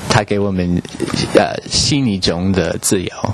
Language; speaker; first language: Chinese; non-native, learner; English